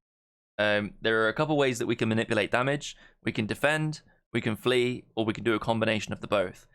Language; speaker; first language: English; native; English